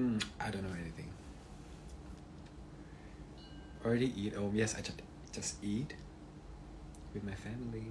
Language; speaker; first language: English; non-native, learner; Thai